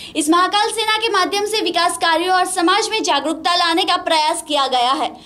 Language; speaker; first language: Hindi; non-native, local second language; Gujarati